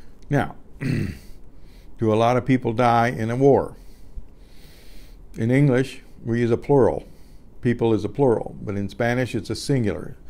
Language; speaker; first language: English; native; English